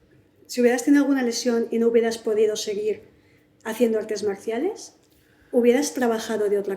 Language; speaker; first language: Spanish; native; Spanish